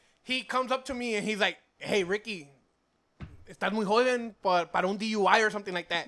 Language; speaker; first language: English; early bilingual, other home language; Spanish